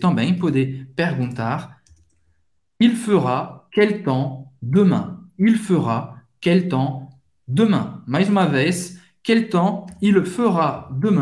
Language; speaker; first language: Portuguese; non-native, fluent; French